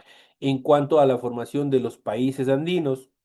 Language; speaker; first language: Spanish; native; Spanish